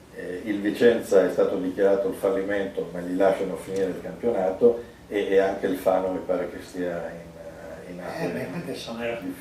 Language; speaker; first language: Italian; native; Italian